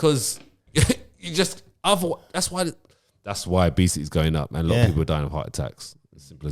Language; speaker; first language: English; native; English